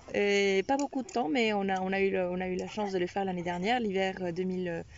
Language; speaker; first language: French; non-native, fluent; Spanish